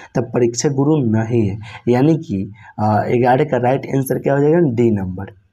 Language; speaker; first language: Hindi; native; Hindi